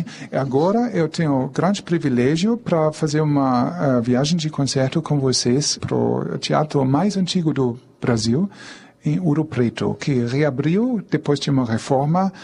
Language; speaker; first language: Portuguese; non-native, fluent; German